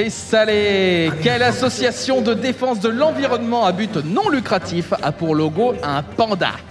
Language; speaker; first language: French; native; French